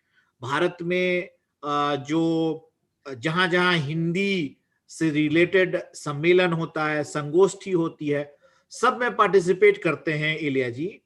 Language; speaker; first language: Hindi; native; Hindi